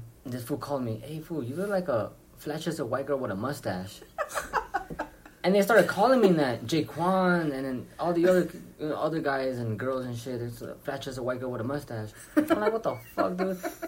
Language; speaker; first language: English; early bilingual, other home language; Spanish